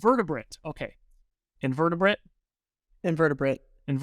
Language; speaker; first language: English; native; English